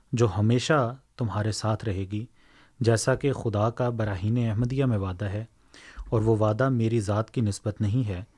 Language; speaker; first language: Urdu; native; Urdu